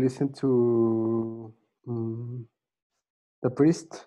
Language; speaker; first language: English; non-native, learner; Spanish